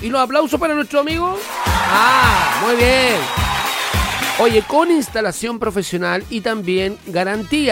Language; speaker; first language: Spanish; native; Spanish